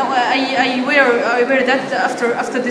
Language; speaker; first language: English; non-native, learner; Arabic